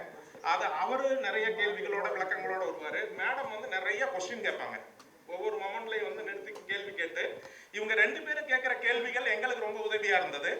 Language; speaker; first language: Tamil; native; Tamil